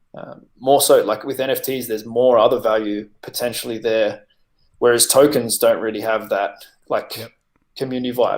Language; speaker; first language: English; native; English